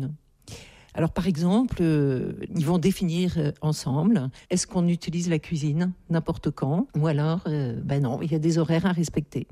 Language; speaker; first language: French; native; French